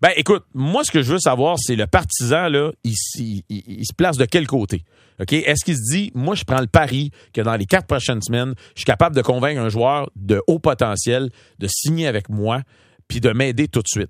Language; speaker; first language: French; native; French